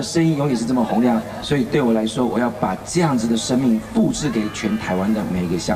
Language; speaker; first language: Chinese; native; Chinese